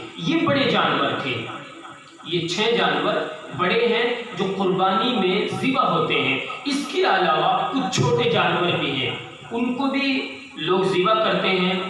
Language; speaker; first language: Urdu; native; Urdu